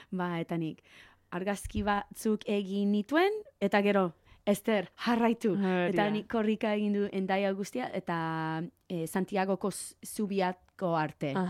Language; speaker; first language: Basque; non-native, learner; English